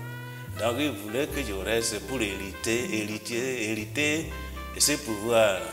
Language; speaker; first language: French; non-native, local second language; Igbo